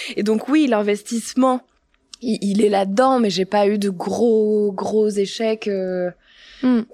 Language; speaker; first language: French; native; French